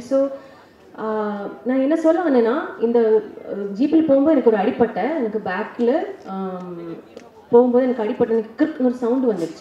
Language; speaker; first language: Tamil; non-native, learner; Malayalam